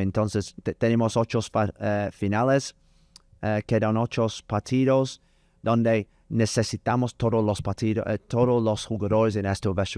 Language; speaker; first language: Spanish; non-native, learner; English